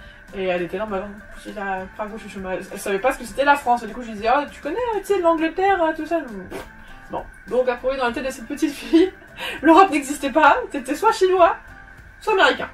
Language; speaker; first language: French; native; French